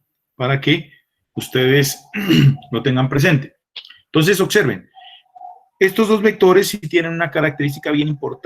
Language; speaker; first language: Spanish; native; Spanish